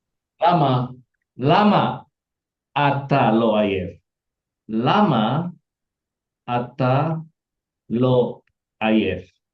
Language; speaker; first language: Hebrew; non-native, fluent; Indonesian